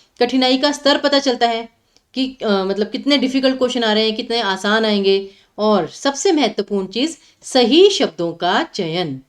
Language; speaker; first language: Hindi; native; Hindi